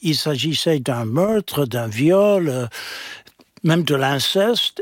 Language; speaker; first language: French; non-native, fluent; English